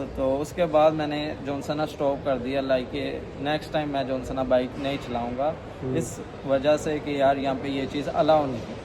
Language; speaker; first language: Urdu; non-native, local second language; Punjabi